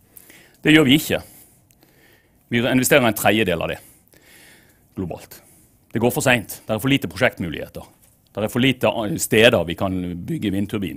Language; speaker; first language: Norwegian; native; Norwegian